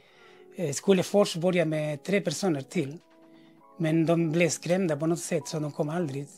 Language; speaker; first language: Swedish; non-native, fluent; Spanish